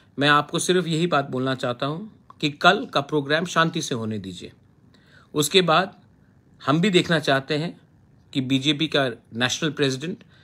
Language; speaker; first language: Hindi; non-native, local second language; Kok Borok